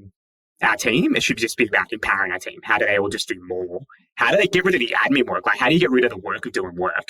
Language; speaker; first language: English; native; English